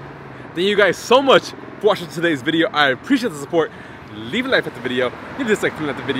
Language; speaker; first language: English; native; English